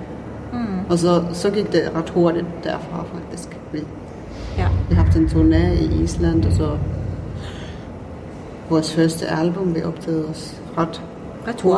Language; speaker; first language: Danish; non-native, fluent; Finnish